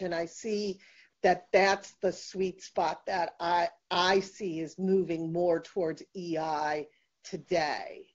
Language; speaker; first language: English; native; English